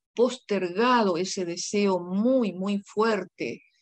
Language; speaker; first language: Spanish; non-native, local second language; Guarani